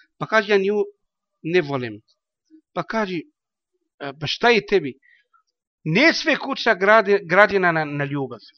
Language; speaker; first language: Bosnian; non-native, learner; Arabic